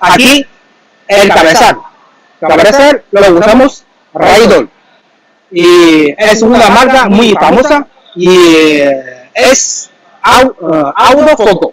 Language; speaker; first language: Spanish; non-native, learner; Chinese